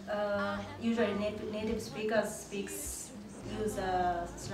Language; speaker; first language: English; non-native, learner; Japanese